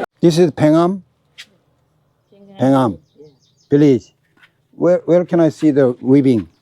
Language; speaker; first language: English; non-native, learner; Korean